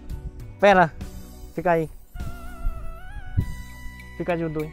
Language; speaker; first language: Portuguese; non-native, learner; Vietnamese